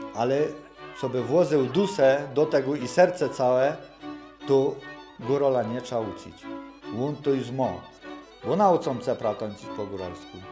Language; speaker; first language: Polish; native; Polish